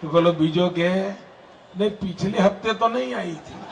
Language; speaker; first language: Hindi; non-native, local second language; Gujarati